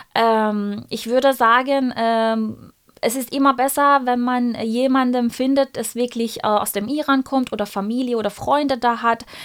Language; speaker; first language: German; non-native, fluent; Persian